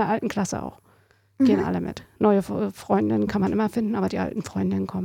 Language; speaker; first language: German; native; German